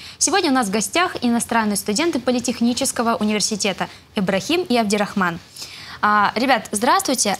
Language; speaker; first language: Russian; native; Russian